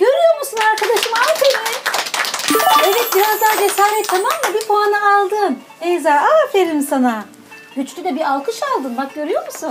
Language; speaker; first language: Turkish; native; Turkish